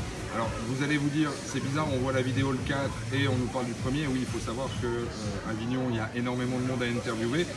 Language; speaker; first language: French; native; French